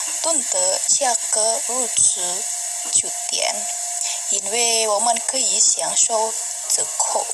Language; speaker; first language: Chinese; non-native, learner; Indonesian